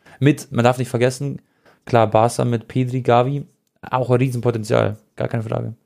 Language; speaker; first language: German; early bilingual, other home language; Croatian